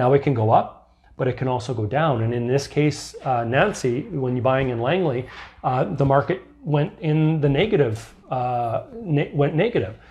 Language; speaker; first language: English; native; English